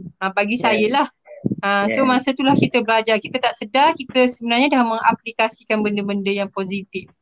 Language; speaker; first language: Malay; native; Malay